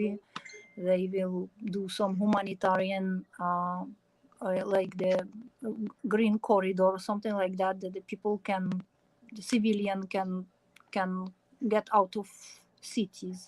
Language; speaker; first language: English; non-native, learner; Ukrainian